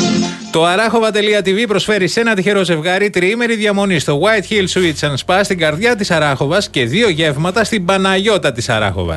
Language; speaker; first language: Greek; native; Greek